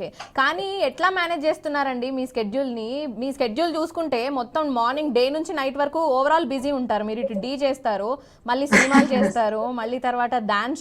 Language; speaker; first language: Telugu; native; Telugu